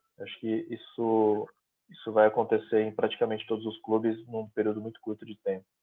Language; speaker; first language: Portuguese; native; Portuguese